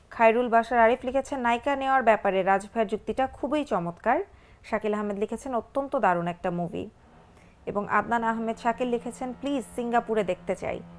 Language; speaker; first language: Bangla; native; Bangla